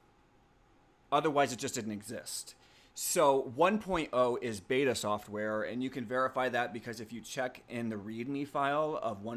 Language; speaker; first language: English; native; English